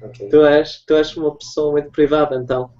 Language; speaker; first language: Portuguese; non-native, fluent; English